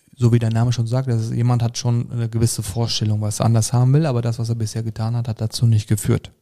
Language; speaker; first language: German; early bilingual, other home language; Turkish